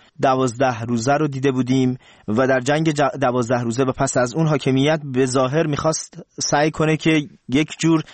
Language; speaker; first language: Persian; native; Persian